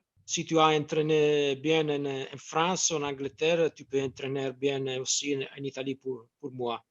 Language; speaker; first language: French; non-native, fluent; Italian